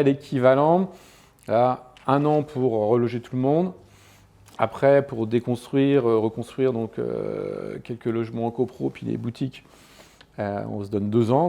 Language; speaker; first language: French; native; French